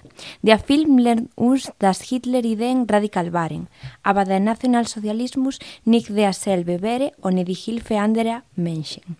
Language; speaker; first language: German; non-native, fluent; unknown